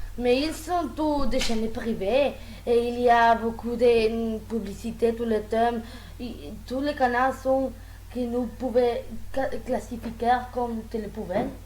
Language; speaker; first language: French; non-native, learner; Spanish